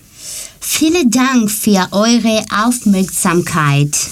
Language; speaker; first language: German; non-native, learner; Greek